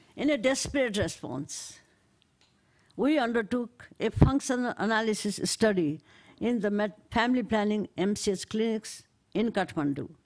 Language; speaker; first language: English; non-native, local second language; Nepali